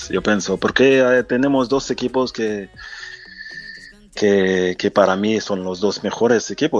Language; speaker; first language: Spanish; non-native, fluent; French